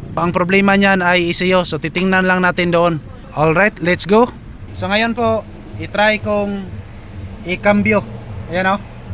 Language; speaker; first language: Filipino; non-native, local second language; Cebuano